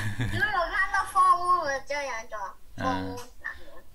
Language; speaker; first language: Chinese; early bilingual, heritage; Chinese